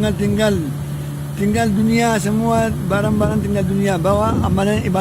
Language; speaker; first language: Indonesian; non-native, learner; Urdu